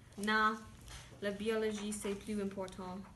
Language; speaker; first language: French; non-native, learner; English